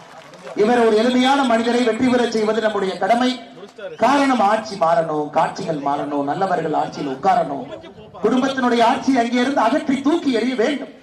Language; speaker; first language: Tamil; native; Tamil